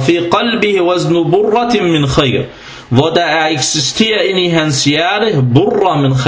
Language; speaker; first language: Danish; non-native, fluent; Arabic